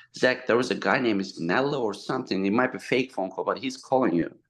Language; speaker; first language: English; non-native, fluent; Turkish